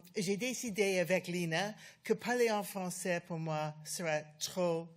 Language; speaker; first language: French; non-native, learner; English